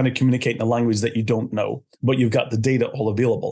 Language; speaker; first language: English; native; English